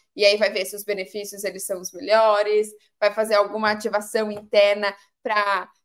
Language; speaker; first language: Portuguese; native; Portuguese